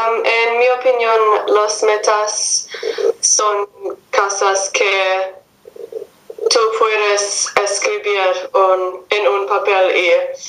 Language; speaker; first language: Spanish; non-native, learner; English